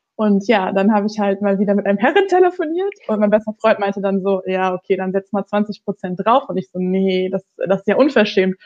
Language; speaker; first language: German; native; German